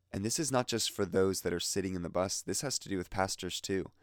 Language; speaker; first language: English; native; English